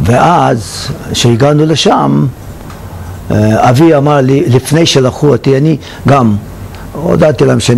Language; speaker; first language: Hebrew; non-native, fluent; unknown